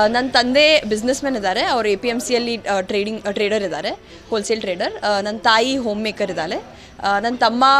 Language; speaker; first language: Kannada; native; Kannada